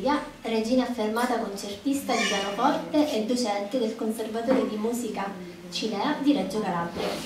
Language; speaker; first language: Italian; native; Italian